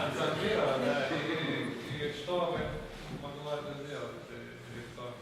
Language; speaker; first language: Russian; non-native, fluent; Lithuanian